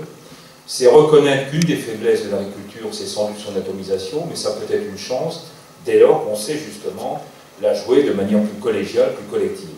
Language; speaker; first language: French; native; French